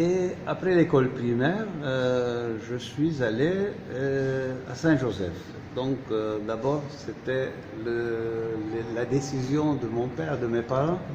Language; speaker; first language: French; non-native, fluent; Turkish